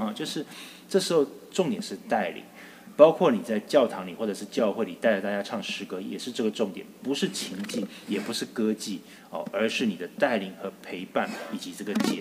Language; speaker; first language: Chinese; native; Chinese